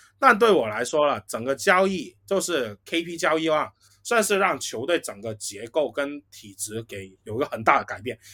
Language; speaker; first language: Chinese; native; Chinese